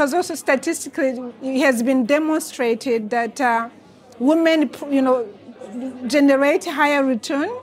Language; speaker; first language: English; non-native, fluent; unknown